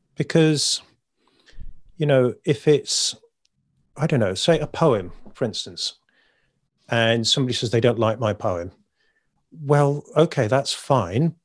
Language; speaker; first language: English; native; English